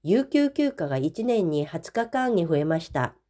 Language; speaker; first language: Japanese; non-native, fluent; Korean